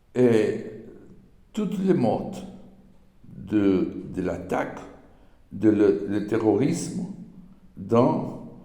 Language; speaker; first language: French; non-native, learner; Portuguese